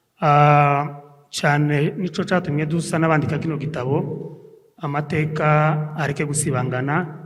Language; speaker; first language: Kinyarwanda; native; Kinyarwanda